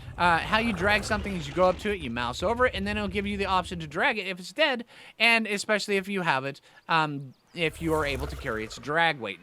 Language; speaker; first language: English; native; English